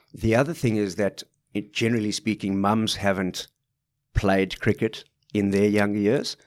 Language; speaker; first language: English; native; English